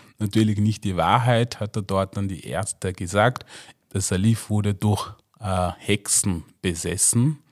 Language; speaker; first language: German; non-native, fluent; Mossi